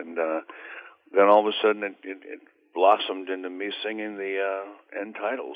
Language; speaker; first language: English; native; English